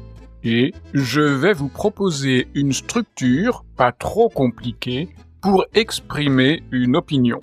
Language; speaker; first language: French; native; French